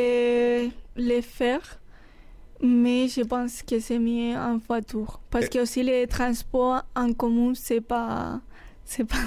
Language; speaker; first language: French; non-native, fluent; Spanish